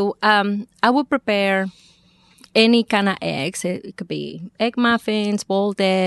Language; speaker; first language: English; non-native, fluent; Spanish